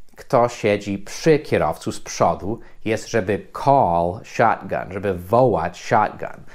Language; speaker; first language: Polish; non-native, fluent; English